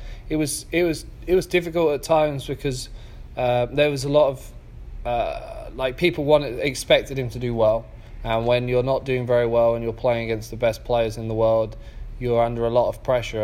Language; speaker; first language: English; native; English